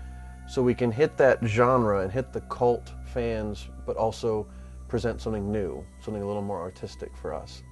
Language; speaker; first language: English; native; English